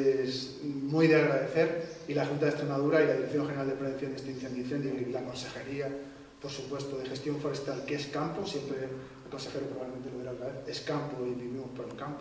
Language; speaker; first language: Spanish; native; Spanish